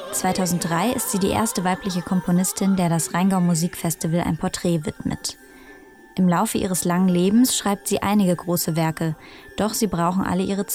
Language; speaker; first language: German; native; German